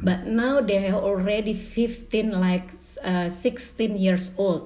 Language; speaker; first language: English; non-native, learner; Indonesian